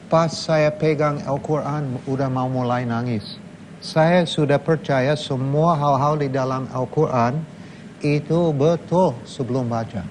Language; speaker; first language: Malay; non-native, fluent; English